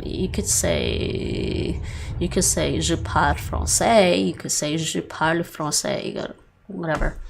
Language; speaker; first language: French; non-native, learner; English